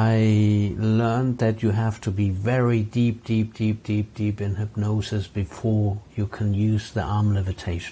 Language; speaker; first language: English; non-native, fluent; German